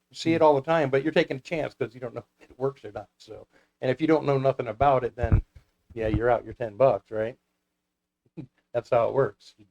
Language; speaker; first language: English; native; English